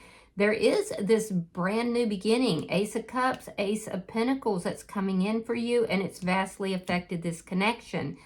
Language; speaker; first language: English; native; English